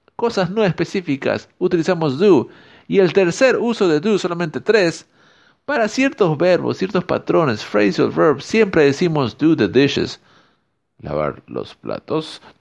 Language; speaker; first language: Spanish; native; Spanish